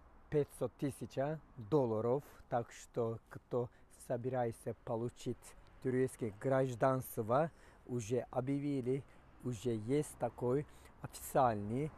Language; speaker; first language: Russian; non-native, fluent; Turkish